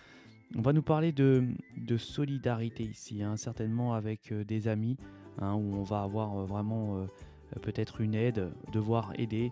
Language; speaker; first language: French; native; French